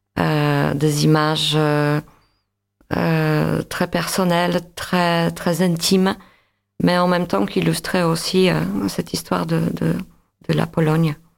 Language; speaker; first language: French; non-native, fluent; Polish